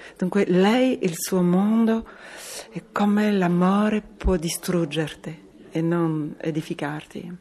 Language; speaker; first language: Italian; non-native, fluent; French